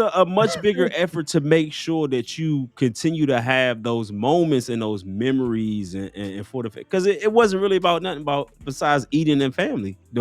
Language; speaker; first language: English; native; English